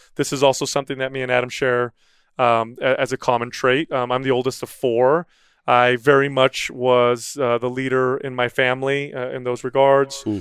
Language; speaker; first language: English; native; English